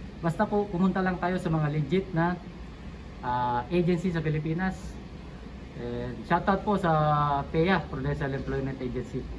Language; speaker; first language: Filipino; non-native, local second language; Pampanga